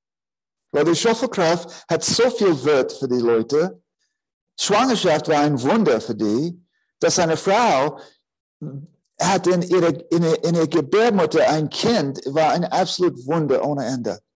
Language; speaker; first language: German; non-native, fluent; English